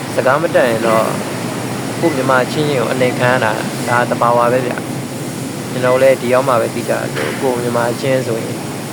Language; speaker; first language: Burmese; native; Burmese